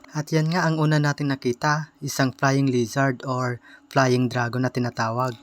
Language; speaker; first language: Filipino; non-native, local second language; Bikol